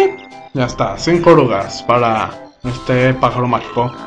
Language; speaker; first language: Spanish; native; Spanish